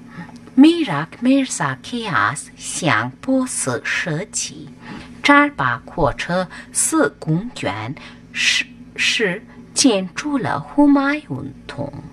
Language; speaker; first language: Chinese; non-native, learner; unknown